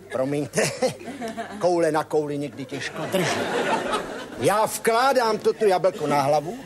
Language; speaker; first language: Czech; native; Czech